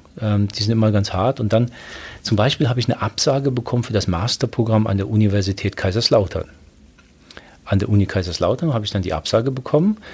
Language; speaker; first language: German; early bilingual, other home language; Polish